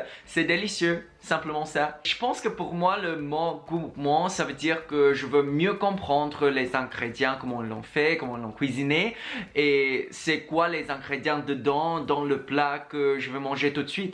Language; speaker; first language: French; non-native, fluent; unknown